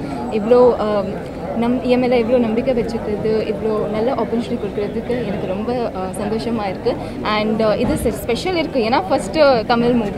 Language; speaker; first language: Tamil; non-native, fluent; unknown